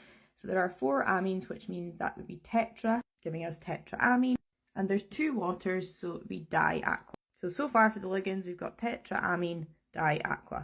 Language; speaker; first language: English; native; English